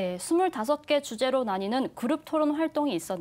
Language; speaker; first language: Korean; native; Korean